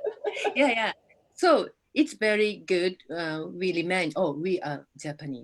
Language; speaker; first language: English; non-native, learner; Japanese